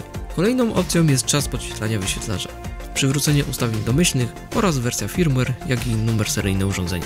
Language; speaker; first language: Polish; native; Polish